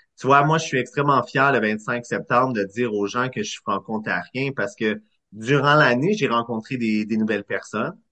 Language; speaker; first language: French; native; French